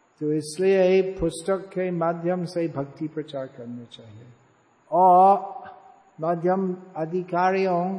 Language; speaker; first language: Hindi; non-native, fluent; English